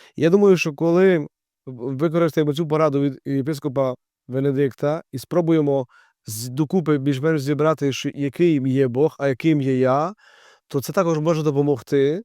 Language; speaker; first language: Ukrainian; native; Ukrainian